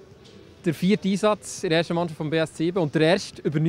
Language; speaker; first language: German; native; German